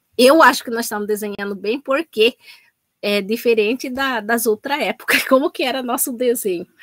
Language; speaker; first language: Portuguese; native; Portuguese